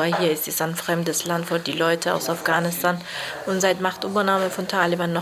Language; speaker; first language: German; non-native, fluent; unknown